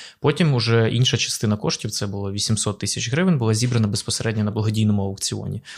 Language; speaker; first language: Ukrainian; native; Ukrainian